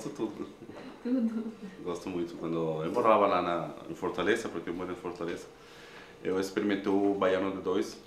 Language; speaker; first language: Portuguese; non-native, fluent; Spanish